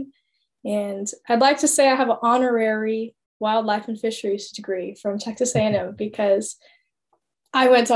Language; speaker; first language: English; native; English